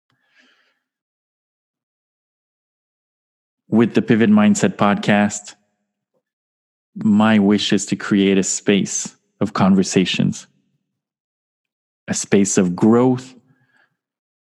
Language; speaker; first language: English; non-native, fluent; French